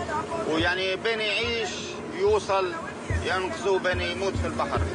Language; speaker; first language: Arabic; native; Arabic